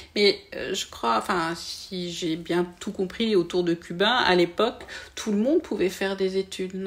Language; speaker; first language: French; native; French